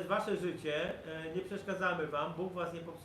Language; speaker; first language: Polish; native; Polish